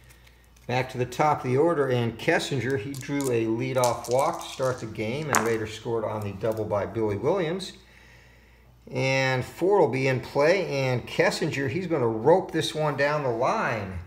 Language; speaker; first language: English; native; English